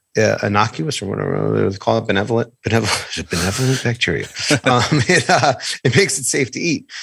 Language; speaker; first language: English; native; English